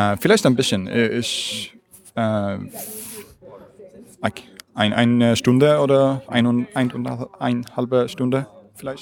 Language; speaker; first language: German; non-native, learner; Swedish